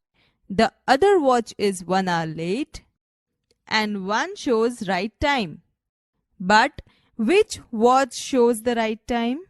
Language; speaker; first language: English; non-native, local second language; Gujarati